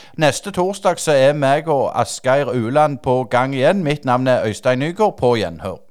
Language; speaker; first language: Norwegian; native; Norwegian